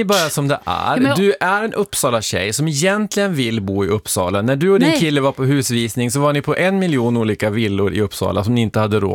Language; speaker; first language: Swedish; native; Swedish